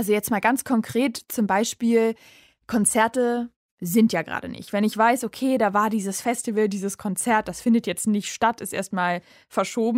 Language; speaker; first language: German; native; German